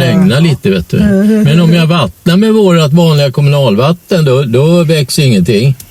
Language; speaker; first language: Swedish; non-native, fluent; Thai